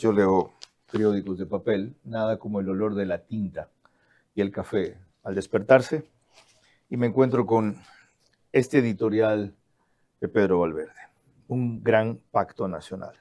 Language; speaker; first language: Spanish; native; Spanish